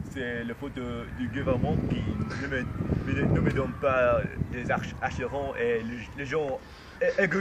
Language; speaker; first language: French; non-native, learner; English